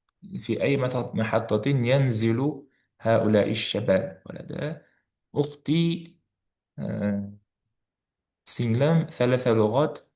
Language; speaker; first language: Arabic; non-native, fluent; Uzbek